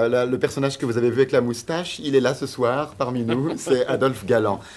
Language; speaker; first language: French; native; French